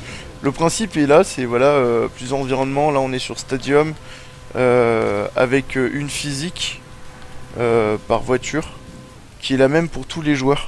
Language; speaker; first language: French; native; French